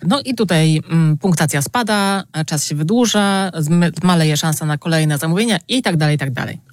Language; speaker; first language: Polish; native; Polish